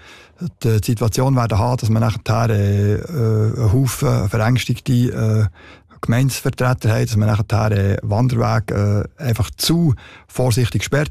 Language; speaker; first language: German; native; German